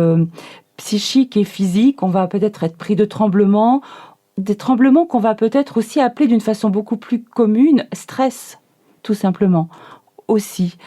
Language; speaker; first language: French; native; French